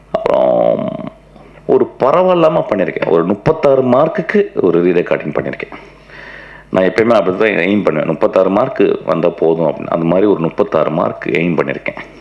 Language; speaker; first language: Tamil; non-native, local second language; Malayalam